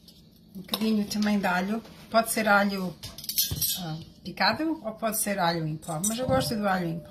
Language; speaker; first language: Portuguese; early bilingual, heritage; Portuguese